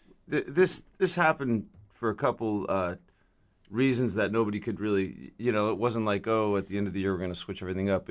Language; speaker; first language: English; native; English